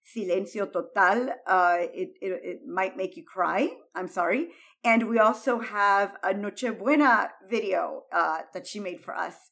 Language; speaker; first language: English; early bilingual, heritage; Spanish